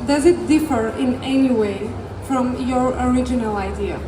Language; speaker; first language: English; non-native, fluent; Bulgarian